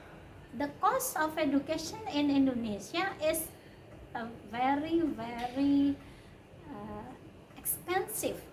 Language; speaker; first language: English; non-native, learner; Indonesian